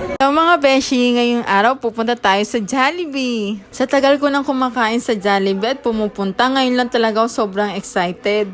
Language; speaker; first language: Filipino; native; Filipino